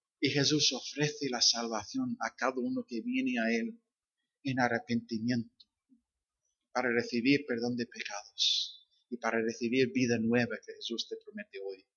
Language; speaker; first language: Spanish; non-native, fluent; English